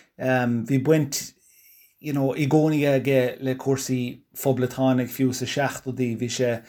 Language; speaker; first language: Irish; non-native, local second language; English